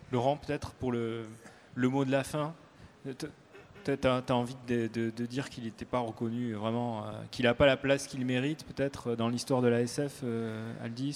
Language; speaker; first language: French; native; French